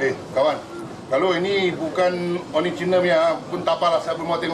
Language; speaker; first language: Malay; non-native, local second language; Chinese